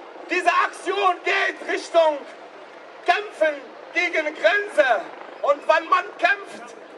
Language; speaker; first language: German; non-native, learner; Arabic